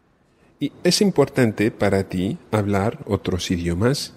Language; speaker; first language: Spanish; non-native, fluent; English